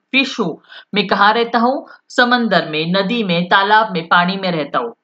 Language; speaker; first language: Hindi; non-native, local second language; Marathi